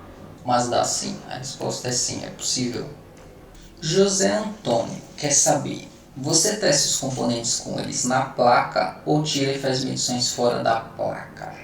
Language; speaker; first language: Portuguese; native; Portuguese